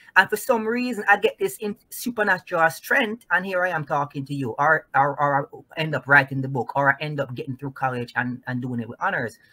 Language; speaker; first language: English; non-native, local second language; Jamaican Creole English